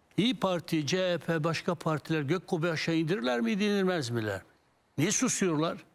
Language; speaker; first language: Turkish; non-native, local second language; Kurdish